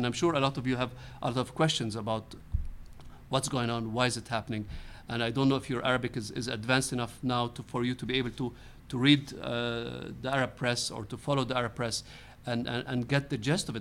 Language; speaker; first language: English; non-native, fluent; Arabic